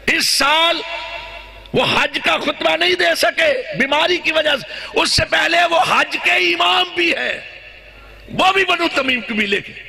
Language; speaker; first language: Urdu; non-native, local second language; Punjabi